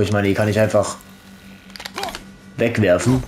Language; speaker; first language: German; native; German